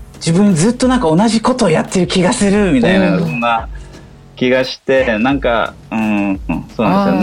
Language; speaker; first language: Japanese; early bilingual, heritage; German